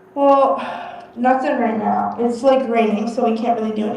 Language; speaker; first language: English; native; English